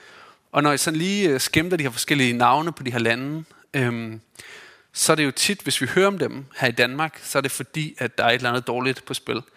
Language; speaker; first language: Danish; native; Danish